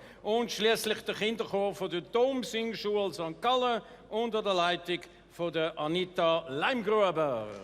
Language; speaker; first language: German; native; German